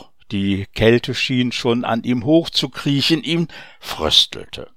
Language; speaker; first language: German; native; German